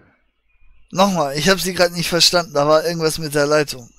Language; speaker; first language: German; native; German